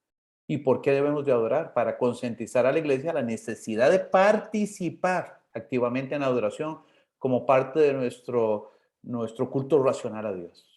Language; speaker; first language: Spanish; native; Spanish